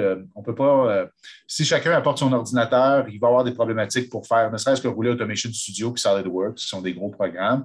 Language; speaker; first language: French; native; French